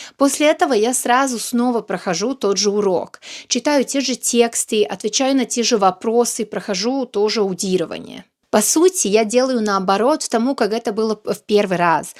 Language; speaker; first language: Russian; non-native, fluent; Serbian